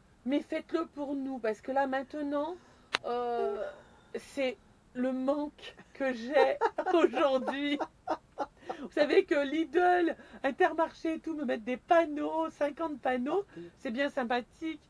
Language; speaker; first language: French; native; French